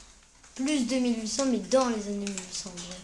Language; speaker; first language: French; native; French